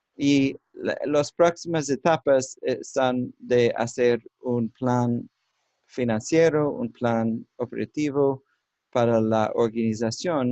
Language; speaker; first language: Spanish; non-native, learner; English